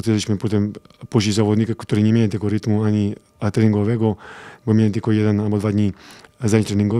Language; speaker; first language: Polish; non-native, fluent; Serbian